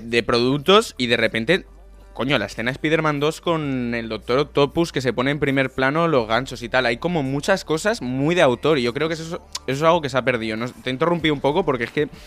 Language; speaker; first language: Spanish; non-native, local second language; Catalan